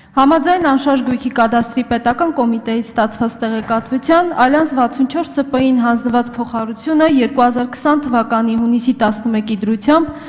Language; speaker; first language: Armenian; native; Armenian